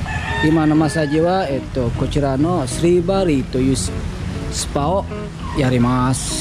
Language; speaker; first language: Japanese; non-native, learner; Indonesian